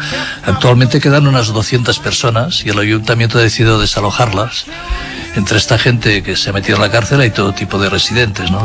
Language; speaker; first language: Spanish; native; Spanish